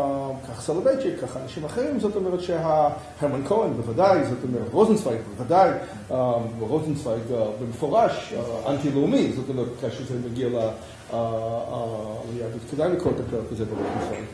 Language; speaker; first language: Hebrew; non-native, fluent; English